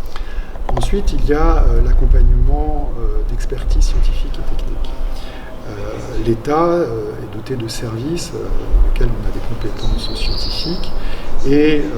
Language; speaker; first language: French; native; French